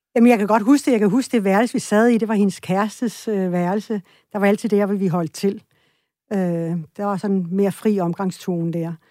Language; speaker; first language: Danish; early bilingual, other home language; Swedish